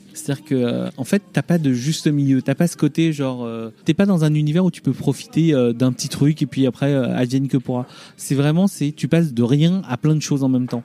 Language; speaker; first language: French; early bilingual, other home language; Vietnamese